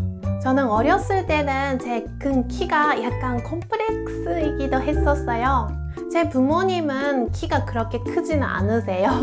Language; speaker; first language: Korean; non-native, fluent; Japanese